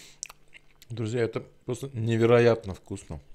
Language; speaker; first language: Russian; non-native, local second language; Azerbaijani